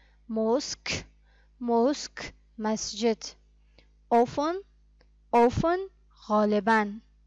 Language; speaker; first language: English; non-native, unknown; Persian